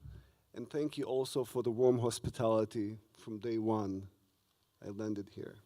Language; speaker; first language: English; non-native, fluent; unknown